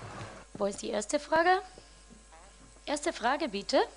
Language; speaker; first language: German; non-native, fluent; Spanish